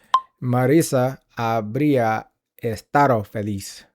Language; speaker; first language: Spanish; non-native, learner; English